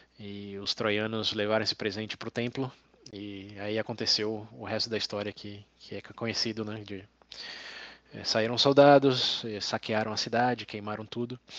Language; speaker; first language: Portuguese; native; Portuguese